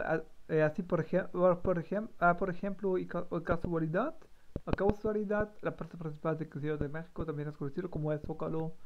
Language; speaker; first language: Spanish; non-native, learner; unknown